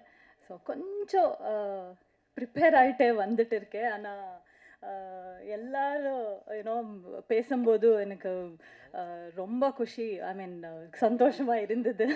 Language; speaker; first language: Tamil; non-native, learner; Kannada